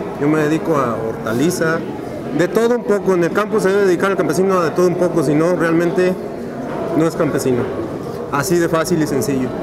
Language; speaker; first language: Spanish; native; Spanish